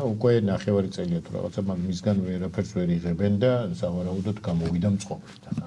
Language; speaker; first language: Georgian; native; Georgian